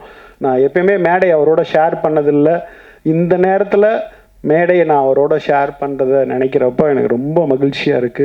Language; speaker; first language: Tamil; native; Tamil